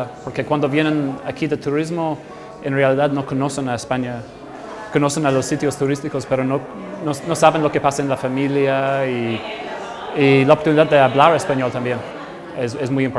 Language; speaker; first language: Spanish; non-native, fluent; English